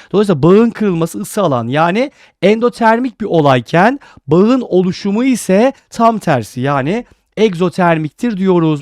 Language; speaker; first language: Turkish; native; Turkish